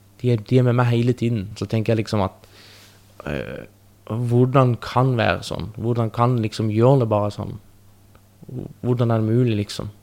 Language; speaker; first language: Norwegian; early bilingual, other home language; Persian